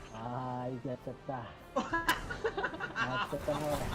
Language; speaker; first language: Japanese; native; Japanese